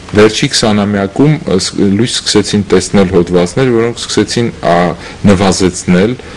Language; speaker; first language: Armenian; native; Armenian